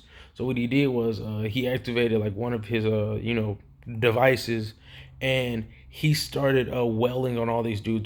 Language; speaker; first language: English; native; English